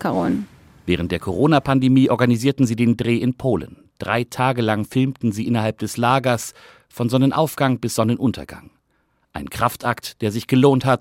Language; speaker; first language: German; native; German